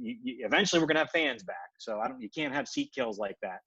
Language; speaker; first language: English; native; English